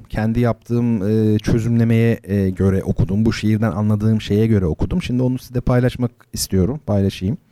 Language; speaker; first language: Turkish; native; Turkish